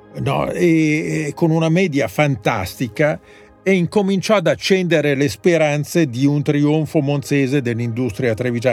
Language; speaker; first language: Italian; native; Italian